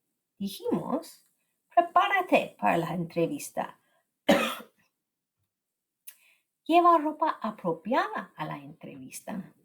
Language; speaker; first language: Spanish; non-native, fluent; English